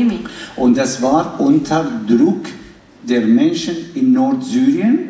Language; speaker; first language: German; non-native, fluent; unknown